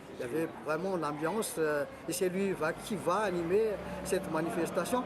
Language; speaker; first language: French; non-native, local second language; Malagasy